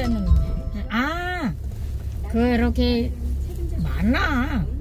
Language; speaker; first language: Korean; non-native, learner; Filipino